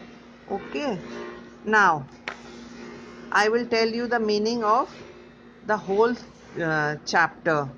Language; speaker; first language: English; non-native, local second language; Hindi